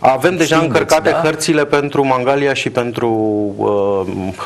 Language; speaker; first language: Romanian; native; Romanian